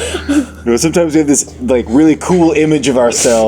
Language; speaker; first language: English; native; English